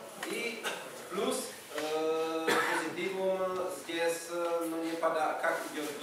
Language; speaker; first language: Russian; non-native, learner; Czech